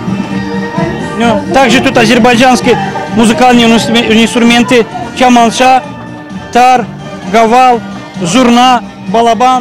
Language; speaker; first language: Russian; non-native, local second language; Azerbaijani